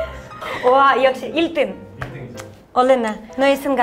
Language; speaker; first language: Korean; non-native, fluent; Ukrainian